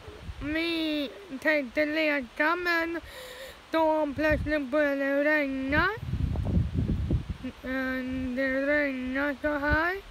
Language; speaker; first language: Swedish; early bilingual, other home language; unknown